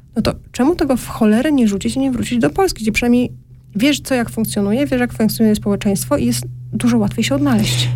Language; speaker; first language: Polish; native; Polish